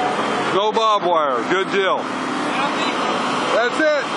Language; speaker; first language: English; native; English